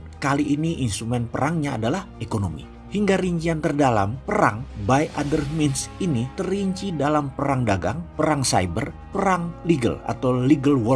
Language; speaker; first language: Indonesian; native; Indonesian